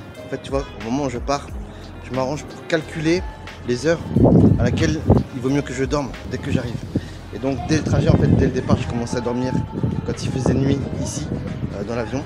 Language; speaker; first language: French; native; French